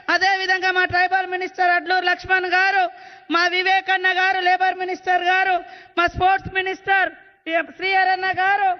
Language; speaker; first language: Telugu; native; Telugu